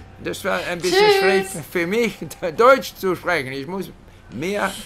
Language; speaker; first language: German; non-native, learner; English